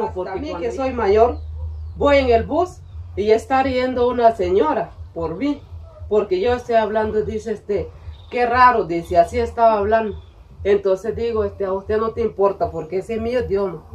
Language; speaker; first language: Spanish; non-native, local second language; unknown